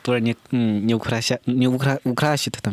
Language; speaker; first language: Russian; non-native, learner; Chinese